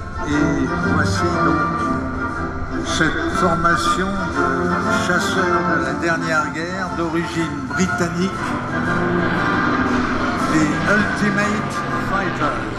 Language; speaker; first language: French; native; French